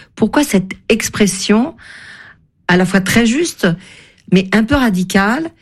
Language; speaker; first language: French; native; French